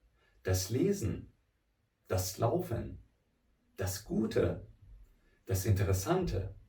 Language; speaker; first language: German; non-native, fluent; Persian